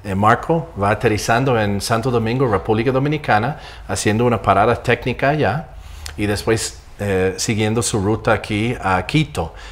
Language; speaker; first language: Spanish; non-native, fluent; English